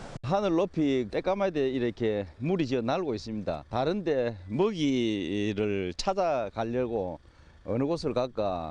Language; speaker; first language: Korean; native; Korean